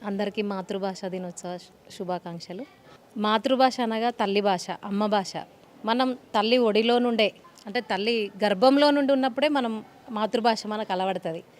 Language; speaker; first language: Telugu; native; Telugu